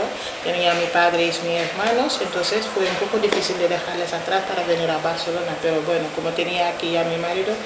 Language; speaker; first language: Spanish; non-native, fluent; Wolof